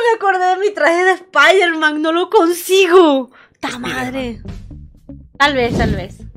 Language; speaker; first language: Spanish; native; Spanish